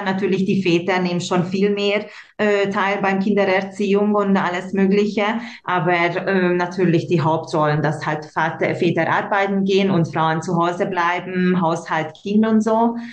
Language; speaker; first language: German; non-native, local second language; Hungarian